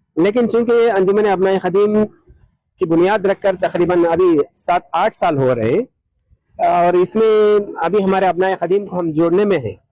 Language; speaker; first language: Urdu; native; Urdu